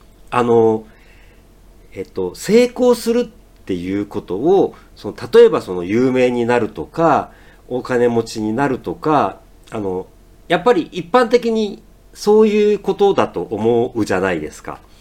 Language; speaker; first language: Japanese; native; Japanese